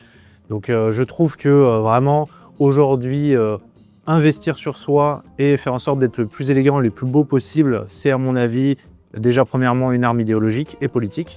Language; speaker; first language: French; native; French